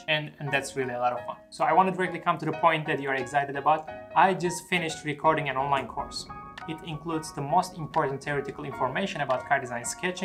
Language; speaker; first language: English; non-native, fluent; Turkish